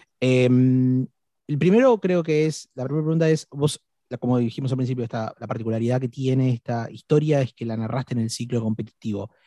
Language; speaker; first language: Spanish; native; Spanish